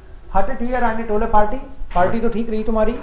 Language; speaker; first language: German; non-native, fluent; Hindi